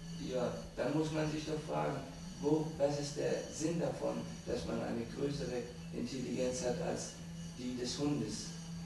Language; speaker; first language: German; native; German